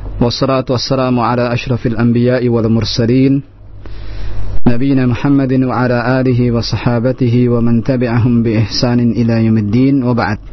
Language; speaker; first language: Arabic; non-native, fluent; Indonesian